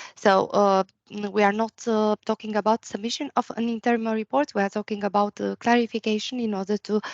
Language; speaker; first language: English; non-native, fluent; Romanian